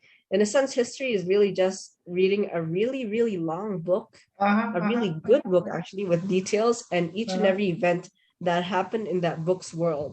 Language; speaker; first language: English; non-native, fluent; Indonesian